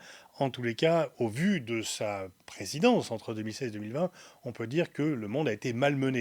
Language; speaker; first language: French; native; French